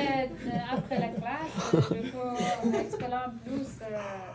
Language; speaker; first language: French; non-native, learner; Persian